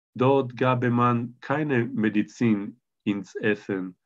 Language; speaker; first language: German; non-native, learner; Hebrew